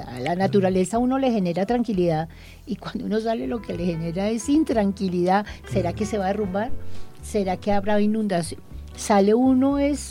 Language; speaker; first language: Spanish; native; Spanish